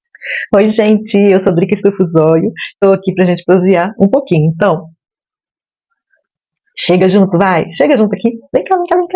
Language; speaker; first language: Portuguese; native; Portuguese